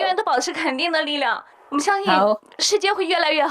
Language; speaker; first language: Chinese; native; Chinese